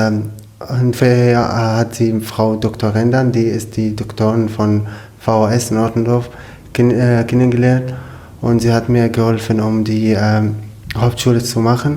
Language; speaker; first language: German; non-native, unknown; Arabic